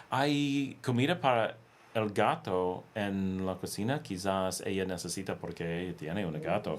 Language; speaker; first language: Spanish; non-native, learner; English